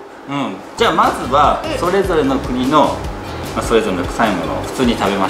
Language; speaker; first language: Japanese; native; Japanese